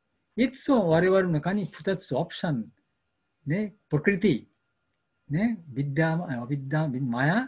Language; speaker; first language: Japanese; non-native, learner; Bangla